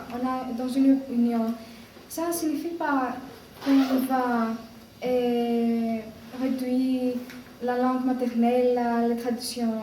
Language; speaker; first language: French; non-native, learner; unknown